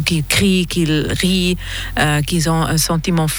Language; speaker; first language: French; non-native, fluent; German